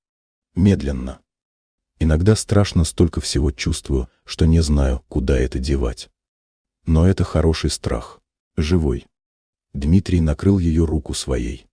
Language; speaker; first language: Russian; native; Russian